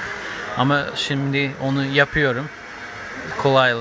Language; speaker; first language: Turkish; non-native, fluent; English